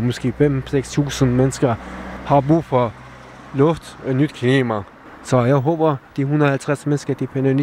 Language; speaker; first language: Danish; non-native, fluent; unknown